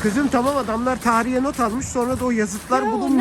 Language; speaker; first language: Turkish; native; Turkish